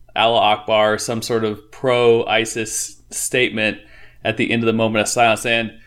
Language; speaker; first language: English; native; English